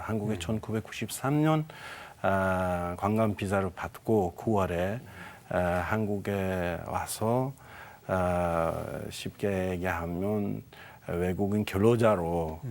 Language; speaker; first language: Korean; non-native, fluent; Persian